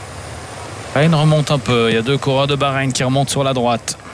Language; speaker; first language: French; native; French